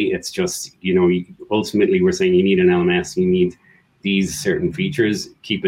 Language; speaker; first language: English; native; English